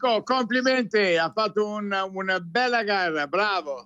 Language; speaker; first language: Italian; non-native, fluent; English